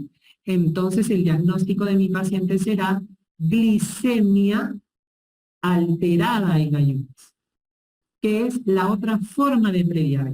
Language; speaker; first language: Spanish; native; Spanish